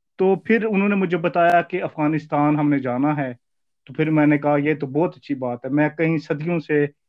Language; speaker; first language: Urdu; early bilingual, heritage; Urdu